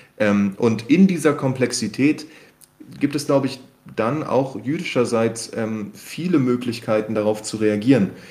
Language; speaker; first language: German; native; German